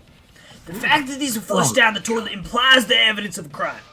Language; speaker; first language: English; native; English